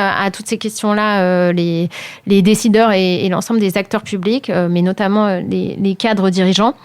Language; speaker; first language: French; native; French